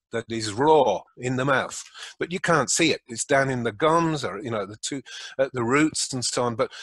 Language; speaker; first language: English; native; English